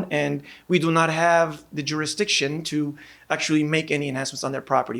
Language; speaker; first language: English; native; English